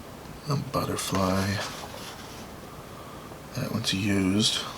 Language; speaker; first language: English; native; English